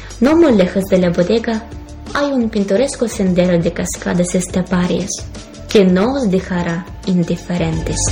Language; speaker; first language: Spanish; non-native, fluent; Ukrainian